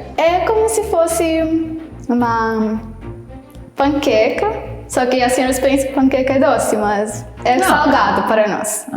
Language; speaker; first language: Portuguese; non-native, fluent; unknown